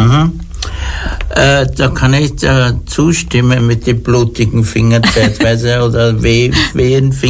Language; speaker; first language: German; native; German